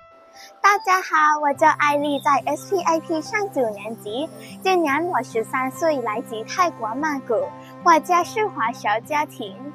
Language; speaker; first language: Chinese; non-native, learner; Thai